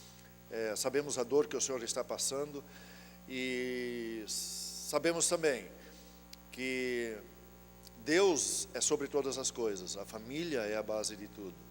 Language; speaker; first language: Portuguese; native; Portuguese